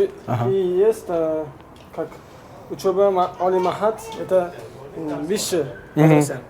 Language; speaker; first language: Russian; non-native, local second language; Uzbek